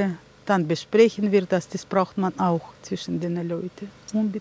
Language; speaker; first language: German; early bilingual, heritage; German